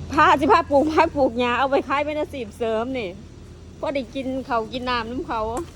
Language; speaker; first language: Thai; native; Thai